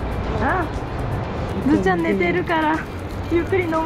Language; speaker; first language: Japanese; native; Japanese